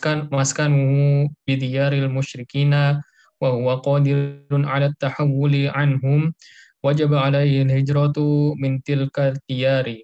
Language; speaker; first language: Arabic; non-native, learner; Indonesian